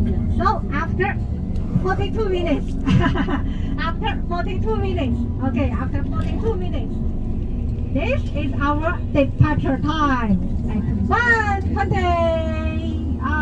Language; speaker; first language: English; non-native, learner; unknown